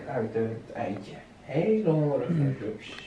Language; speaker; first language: Dutch; native; Dutch